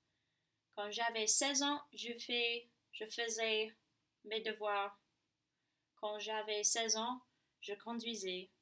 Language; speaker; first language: French; non-native, fluent; English